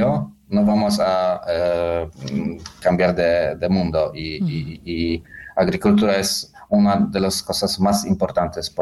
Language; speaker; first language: Spanish; non-native, learner; Polish